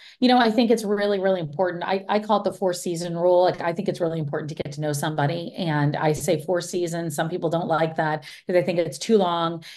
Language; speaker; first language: English; native; English